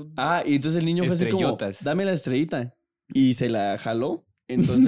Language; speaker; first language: Spanish; native; Spanish